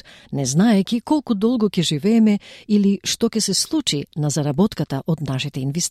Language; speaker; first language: Macedonian; native; Macedonian